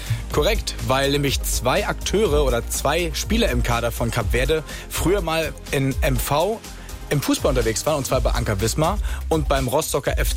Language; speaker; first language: German; native; German